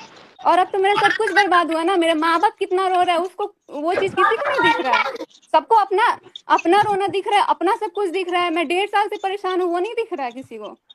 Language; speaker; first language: Hindi; native; Hindi